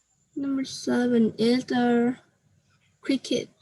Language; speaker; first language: English; non-native, learner; Vietnamese